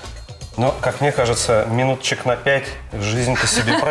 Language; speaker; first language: Russian; native; Russian